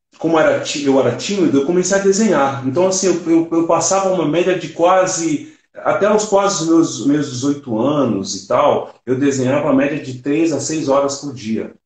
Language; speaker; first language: Portuguese; early bilingual, other home language; Swahili